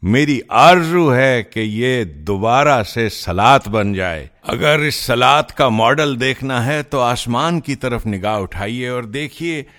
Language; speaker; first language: Urdu; native; Urdu